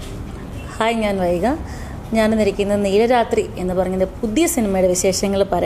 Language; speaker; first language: Malayalam; native; Malayalam